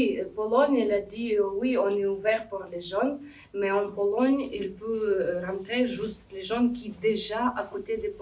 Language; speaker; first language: French; non-native, learner; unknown